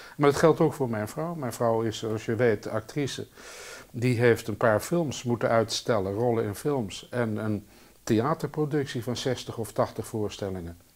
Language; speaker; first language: Dutch; native; Dutch